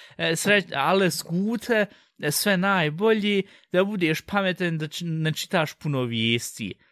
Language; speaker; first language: Bosnian; early bilingual, heritage; Bosnian